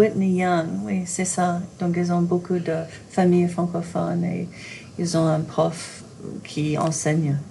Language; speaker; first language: French; non-native, fluent; English